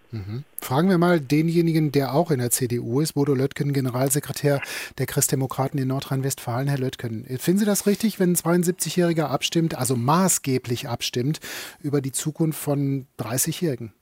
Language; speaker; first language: German; native; German